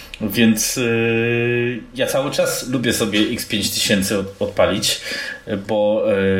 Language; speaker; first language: Polish; native; Polish